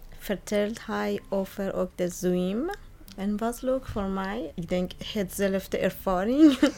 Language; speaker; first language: Dutch; non-native, learner; Persian